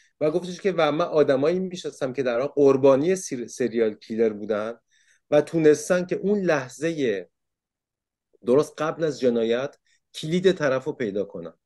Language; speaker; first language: Persian; early bilingual, heritage; Persian